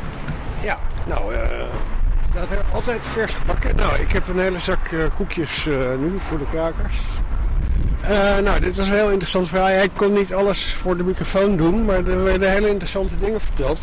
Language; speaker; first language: Dutch; native; Dutch